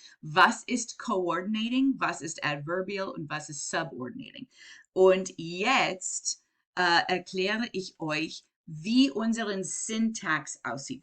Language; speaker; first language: German; non-native, fluent; English